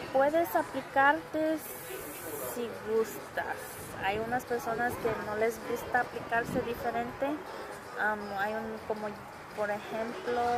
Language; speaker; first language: Spanish; early bilingual, other home language; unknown